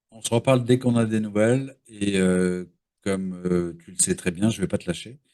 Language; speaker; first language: French; native; French